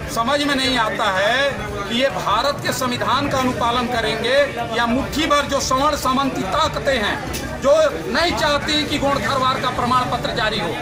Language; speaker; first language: Hindi; native; Hindi